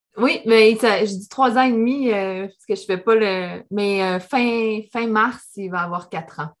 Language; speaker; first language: French; native; French